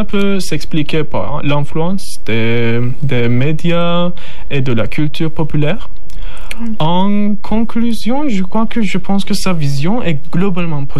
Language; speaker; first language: French; non-native, learner; Turkish